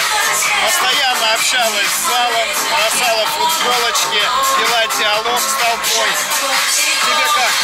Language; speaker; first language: Russian; native; Russian